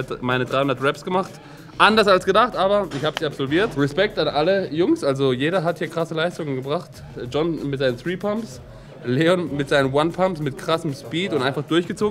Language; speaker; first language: German; native; German